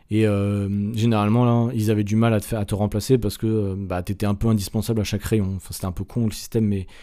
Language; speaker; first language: French; native; French